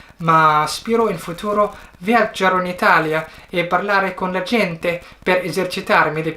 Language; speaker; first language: Italian; non-native, learner; Arabic